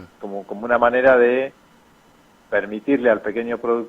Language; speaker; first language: Spanish; native; Spanish